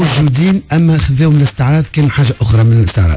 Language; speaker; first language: Arabic; native; Arabic